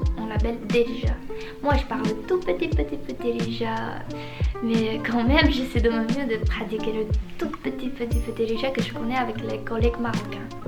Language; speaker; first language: French; non-native, fluent; Chinese